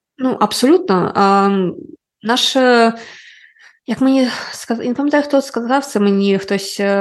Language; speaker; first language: Ukrainian; non-native, local second language; Russian